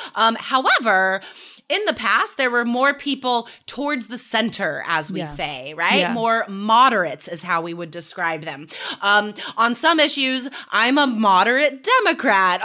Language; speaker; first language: English; native; English